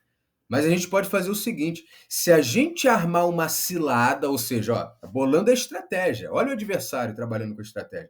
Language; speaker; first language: Portuguese; native; Portuguese